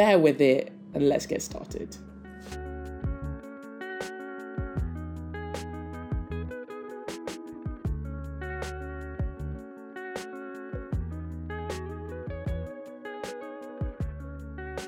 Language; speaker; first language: English; native; English